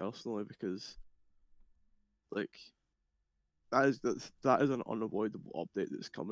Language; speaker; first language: English; native; English